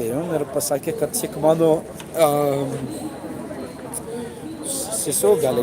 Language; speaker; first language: Lithuanian; early bilingual, heritage; Lithuanian